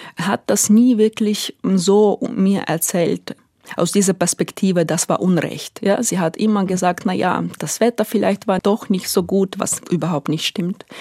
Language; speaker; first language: German; non-native, fluent; Ukrainian